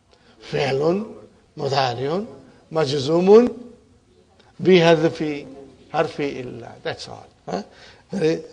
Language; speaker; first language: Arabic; non-native, fluent; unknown